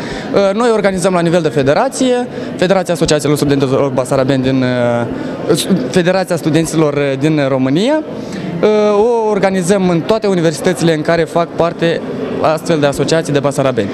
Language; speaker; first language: Romanian; native; Romanian